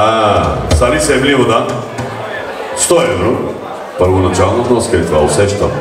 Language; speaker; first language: Bulgarian; non-native, local second language; Turkish